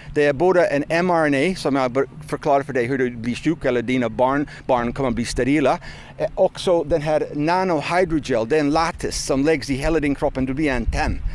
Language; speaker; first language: Swedish; non-native, fluent; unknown